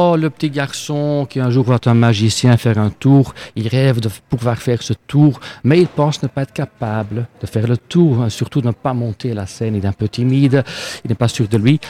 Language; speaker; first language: French; non-native, local second language; Dutch